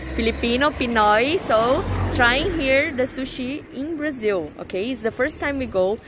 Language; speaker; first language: English; non-native, fluent; Portuguese